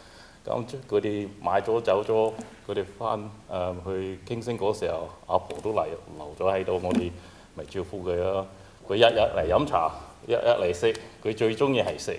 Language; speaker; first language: Cantonese; early bilingual, heritage; Cantonese